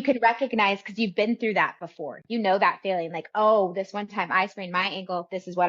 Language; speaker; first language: English; native; English